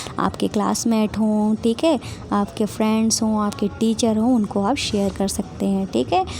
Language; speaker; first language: Hindi; native; Hindi